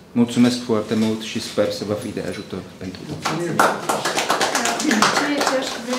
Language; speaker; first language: Romanian; non-native, learner; Czech